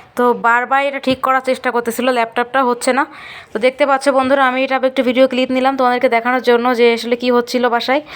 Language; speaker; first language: Bangla; native; Bangla